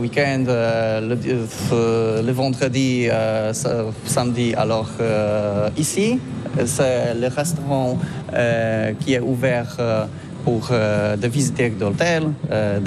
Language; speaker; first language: French; non-native, learner; Polish